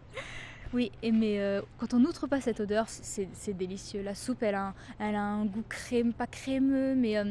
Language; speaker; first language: French; native; French